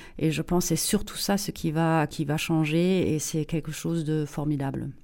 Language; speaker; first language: French; non-native, fluent; German